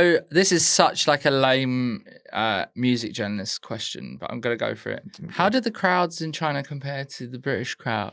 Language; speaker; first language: English; native; English